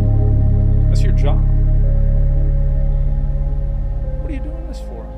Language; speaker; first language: English; native; English